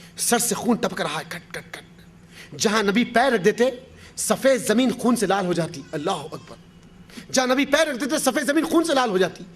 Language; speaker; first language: Urdu; native; Urdu